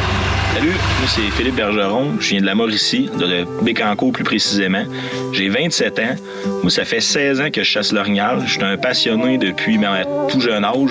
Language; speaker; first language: French; native; French